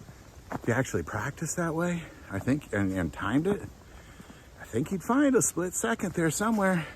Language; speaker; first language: English; native; English